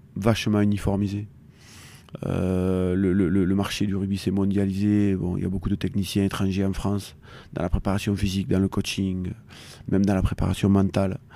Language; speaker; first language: French; native; French